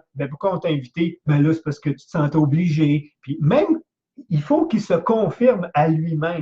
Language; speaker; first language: French; native; French